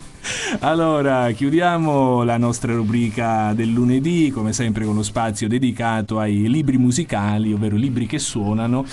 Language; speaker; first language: Italian; native; Italian